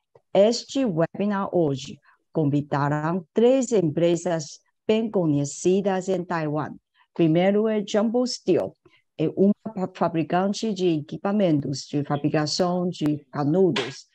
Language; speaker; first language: Portuguese; non-native, fluent; Chinese